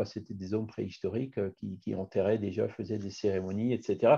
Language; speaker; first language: French; native; French